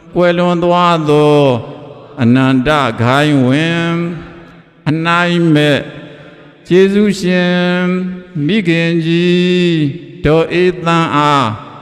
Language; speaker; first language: Burmese; native; Burmese